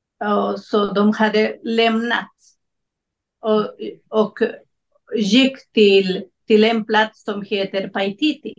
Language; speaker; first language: Swedish; non-native, learner; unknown